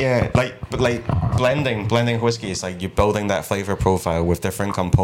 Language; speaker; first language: English; non-native, local second language; Cantonese